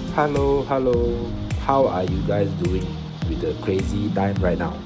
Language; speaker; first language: English; non-native, local second language; Min Nan Chinese